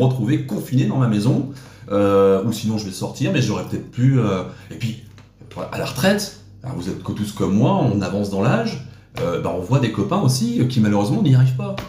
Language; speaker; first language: French; native; French